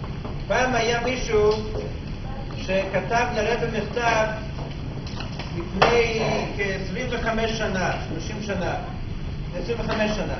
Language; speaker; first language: Hebrew; non-native, fluent; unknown